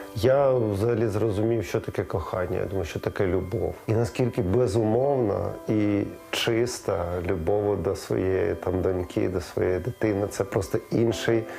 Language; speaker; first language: Ukrainian; native; Ukrainian